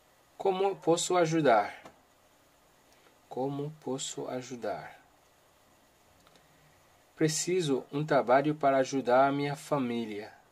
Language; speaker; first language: Portuguese; non-native, learner; Haitian Creole